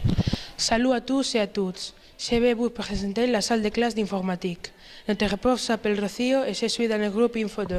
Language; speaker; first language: French; non-native, learner; Spanish